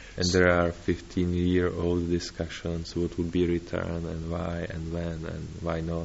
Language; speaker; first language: English; non-native, learner; Czech